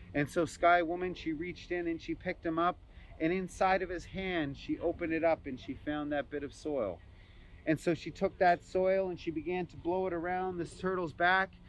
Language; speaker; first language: English; native; English